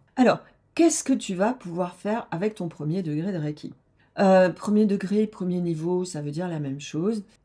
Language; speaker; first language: French; native; French